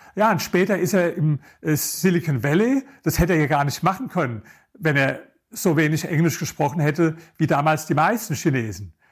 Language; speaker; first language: German; native; German